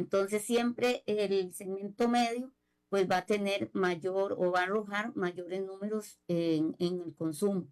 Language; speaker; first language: Spanish; native; Spanish